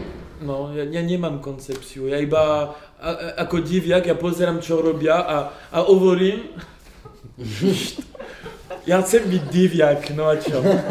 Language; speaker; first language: Slovak; non-native, learner; French